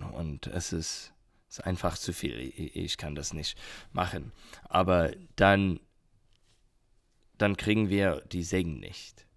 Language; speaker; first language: German; non-native, learner; English